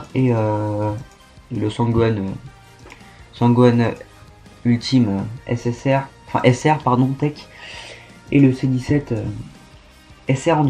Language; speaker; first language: French; native; French